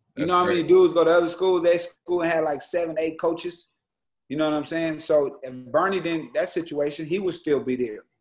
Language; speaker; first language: English; native; English